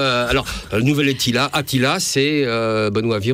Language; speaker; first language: French; native; French